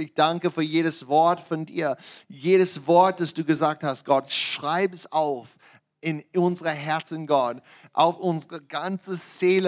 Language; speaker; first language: German; non-native, learner; English